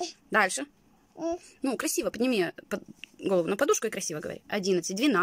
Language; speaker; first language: Russian; native; Russian